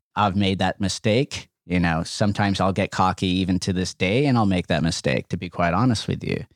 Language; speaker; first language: English; native; English